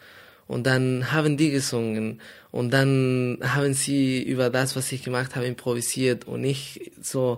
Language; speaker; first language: German; non-native, fluent; Spanish